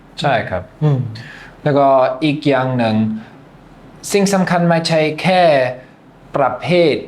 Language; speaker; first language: Thai; non-native, fluent; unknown